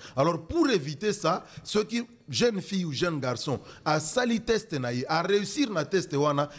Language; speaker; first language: French; non-native, local second language; Lingala